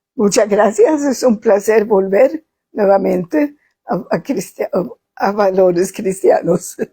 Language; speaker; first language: Spanish; non-native, fluent; Swedish